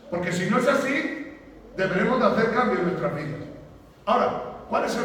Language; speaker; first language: Spanish; native; Spanish